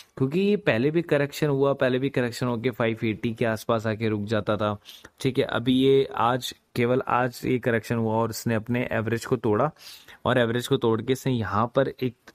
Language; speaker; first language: Hindi; native; Hindi